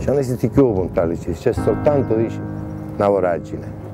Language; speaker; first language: Italian; native; Italian